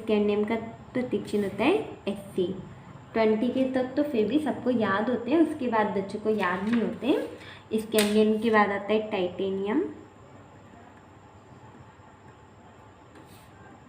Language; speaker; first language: Hindi; native; Hindi